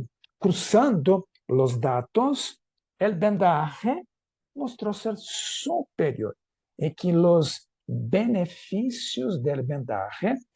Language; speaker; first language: Spanish; non-native, fluent; Portuguese